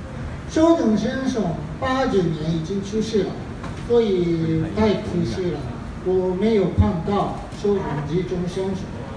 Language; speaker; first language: Chinese; non-native, fluent; Japanese